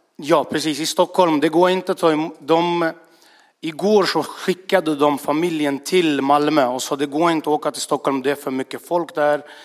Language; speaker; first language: Swedish; early bilingual, other home language; Russian